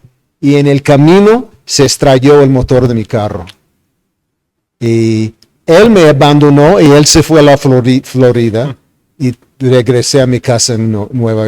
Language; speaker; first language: Spanish; non-native, fluent; English